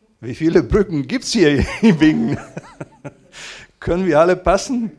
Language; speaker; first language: German; non-native, fluent; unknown